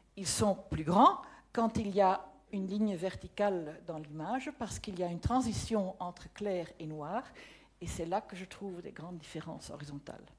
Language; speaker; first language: French; non-native, fluent; Dutch